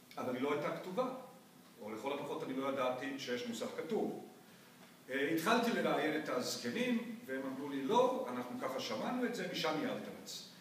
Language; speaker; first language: Hebrew; non-native, fluent; Bosnian